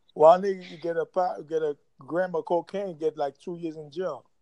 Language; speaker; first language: English; native; English